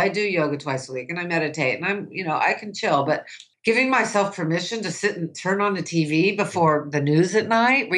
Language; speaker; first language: English; native; English